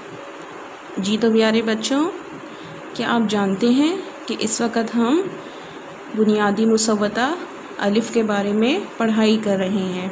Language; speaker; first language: Urdu; non-native, local second language; Pashto